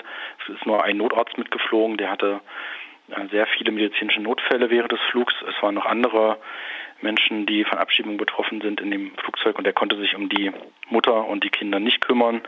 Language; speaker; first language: German; native; German